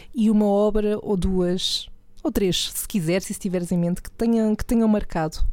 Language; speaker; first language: Portuguese; native; Portuguese